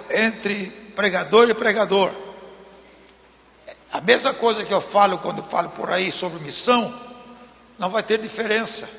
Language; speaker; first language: Portuguese; native; Portuguese